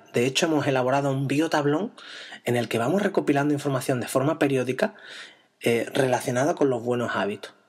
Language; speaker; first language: Spanish; native; Spanish